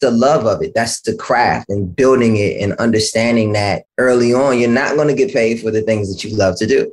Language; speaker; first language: English; native; English